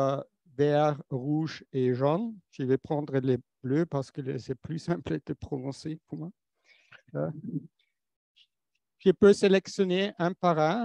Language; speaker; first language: French; non-native, fluent; English